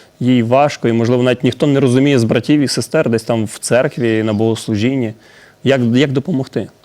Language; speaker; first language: Ukrainian; native; Ukrainian